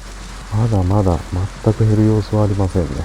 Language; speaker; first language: Japanese; native; Japanese